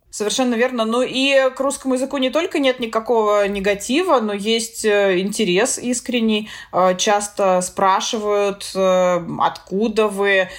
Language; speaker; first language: Russian; native; Russian